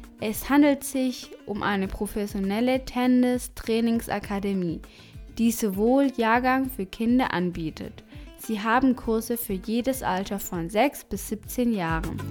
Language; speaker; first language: German; non-native, fluent; Spanish